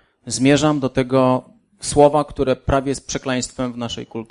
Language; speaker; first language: Polish; native; Polish